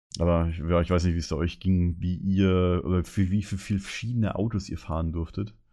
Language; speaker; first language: German; native; German